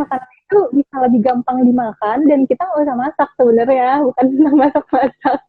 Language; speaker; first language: Indonesian; native; Indonesian